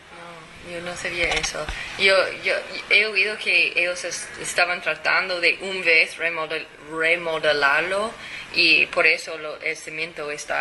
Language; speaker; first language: Spanish; non-native, fluent; English